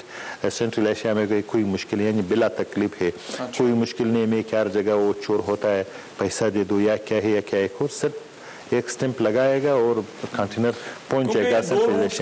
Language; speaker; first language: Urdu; non-native, learner; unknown